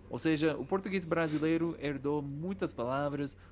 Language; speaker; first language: Portuguese; non-native, fluent; English